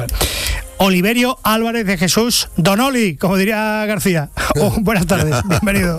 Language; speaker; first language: Spanish; native; Spanish